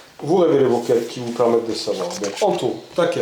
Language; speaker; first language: French; native; French